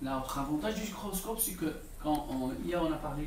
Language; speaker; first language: French; non-native, local second language; Arabic